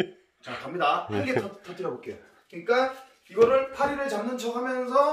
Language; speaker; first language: Korean; native; Korean